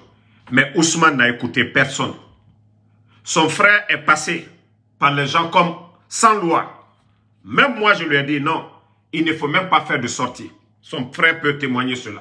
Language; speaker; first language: French; non-native, local second language; Susu